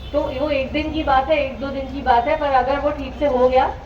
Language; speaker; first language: Hindi; non-native, local second language; Telugu